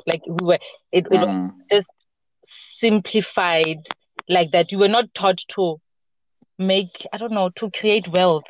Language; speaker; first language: English; non-native, local second language; Southern Sotho